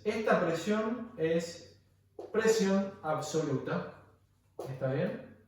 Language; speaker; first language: Spanish; native; Spanish